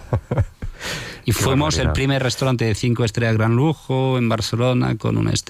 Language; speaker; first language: Spanish; non-native, fluent; French